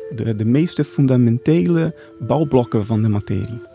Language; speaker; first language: Dutch; non-native, fluent; Portuguese